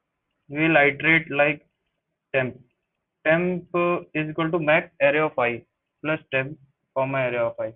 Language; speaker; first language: English; non-native, local second language; Hindi